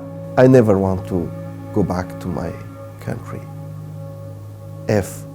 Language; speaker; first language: English; non-native, learner; Persian